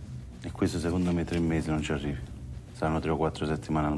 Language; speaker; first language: Italian; native; Italian